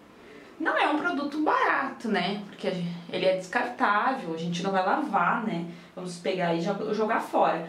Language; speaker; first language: Portuguese; native; Portuguese